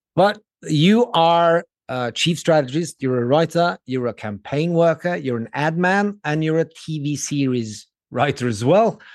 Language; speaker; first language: English; non-native, fluent; Norwegian